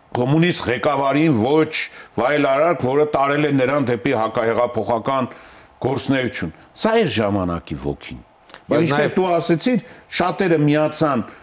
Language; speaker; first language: Armenian; native; Armenian